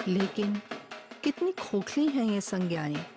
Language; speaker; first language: Hindi; native; Hindi